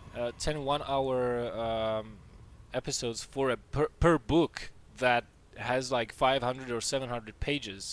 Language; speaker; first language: English; non-native, fluent; Dutch